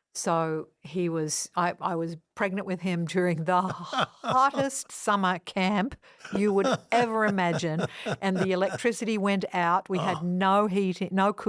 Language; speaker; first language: English; non-native, fluent; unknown